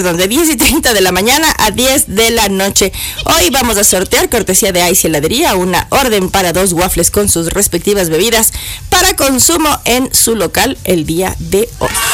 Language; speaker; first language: Spanish; native; Spanish